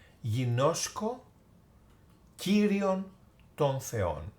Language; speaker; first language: Greek; non-native, fluent; English